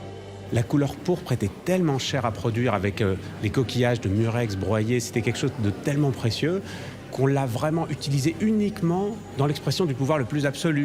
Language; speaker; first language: French; native; French